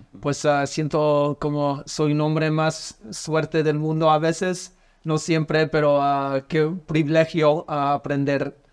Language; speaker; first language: Spanish; non-native, learner; English